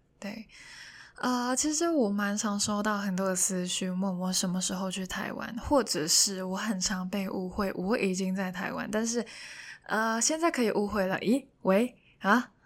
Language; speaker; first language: Chinese; non-native, local second language; Cantonese